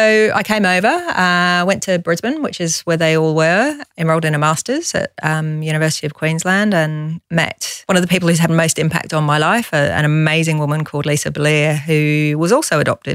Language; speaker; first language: English; native; English